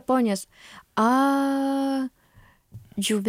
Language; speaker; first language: Lithuanian; non-native, learner; Japanese